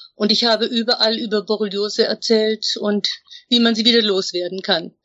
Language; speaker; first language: German; native; German